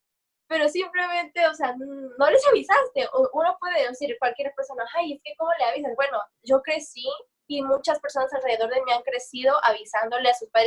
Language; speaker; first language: Spanish; native; Spanish